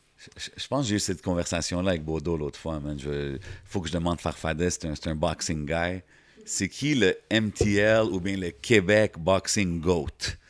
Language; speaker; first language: French; native; French